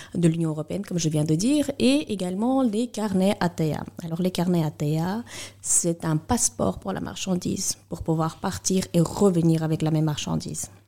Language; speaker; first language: French; non-native, fluent; Russian